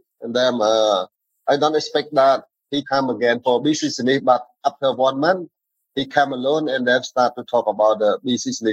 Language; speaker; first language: English; non-native, learner; Khmer